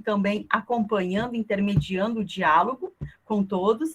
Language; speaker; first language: Portuguese; native; Portuguese